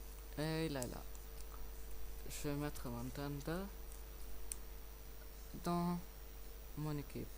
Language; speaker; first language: French; non-native, learner; English